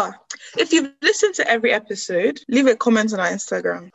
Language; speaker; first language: English; non-native, local second language; Yoruba